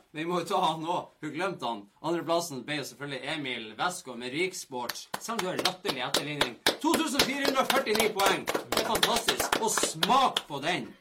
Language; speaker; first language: Norwegian; native; Norwegian